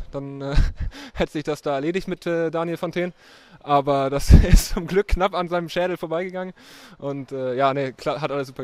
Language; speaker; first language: German; native; German